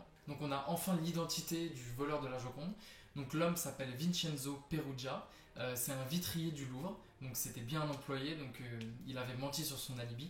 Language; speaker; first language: French; native; French